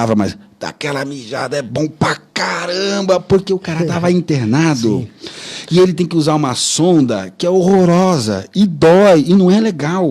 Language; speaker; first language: Portuguese; native; Portuguese